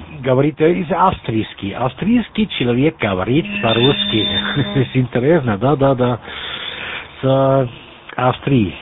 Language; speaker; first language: Russian; non-native, learner; German